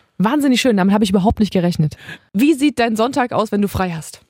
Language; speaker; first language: German; native; German